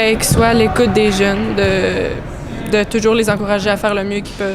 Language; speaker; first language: French; native; French